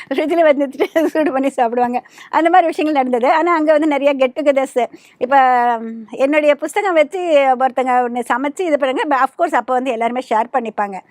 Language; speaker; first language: Tamil; native; Tamil